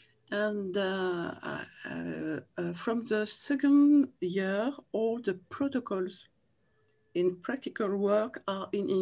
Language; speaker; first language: English; non-native, learner; French